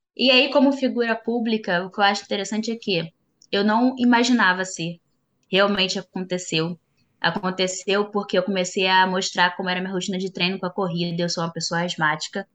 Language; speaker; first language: Portuguese; native; Portuguese